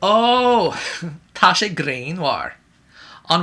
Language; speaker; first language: Irish; non-native, learner; English